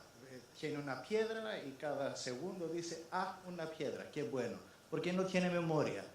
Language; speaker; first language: Spanish; non-native, fluent; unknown